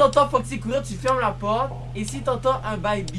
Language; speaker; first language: French; native; French